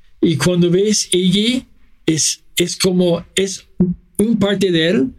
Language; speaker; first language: Spanish; non-native, fluent; English